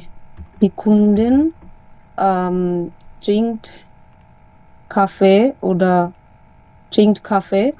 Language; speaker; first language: German; non-native, learner; Bangla